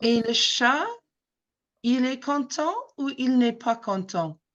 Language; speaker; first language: French; non-native, fluent; English